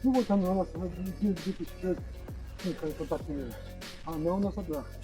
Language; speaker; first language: Russian; native; Russian